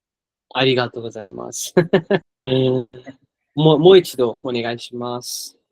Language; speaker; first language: Japanese; non-native, learner; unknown